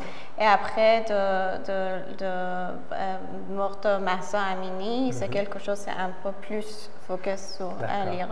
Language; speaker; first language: French; non-native, learner; Persian